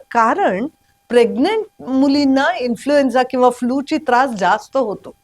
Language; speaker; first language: Marathi; non-native, local second language; Kannada